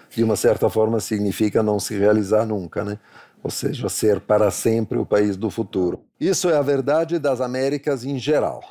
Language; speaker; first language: Portuguese; non-native, fluent; Italian